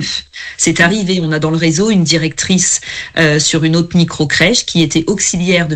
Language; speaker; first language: French; native; French